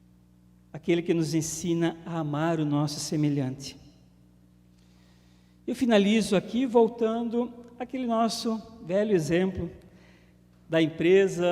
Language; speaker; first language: Portuguese; native; Portuguese